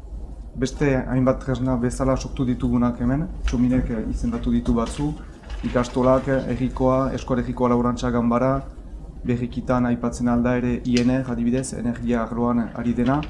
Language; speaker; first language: Basque; native; Basque